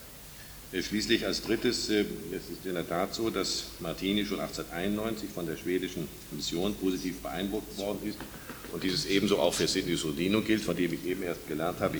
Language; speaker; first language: German; native; German